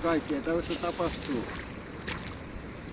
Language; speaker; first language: Finnish; native; Finnish